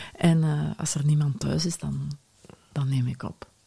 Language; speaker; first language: Dutch; native; Dutch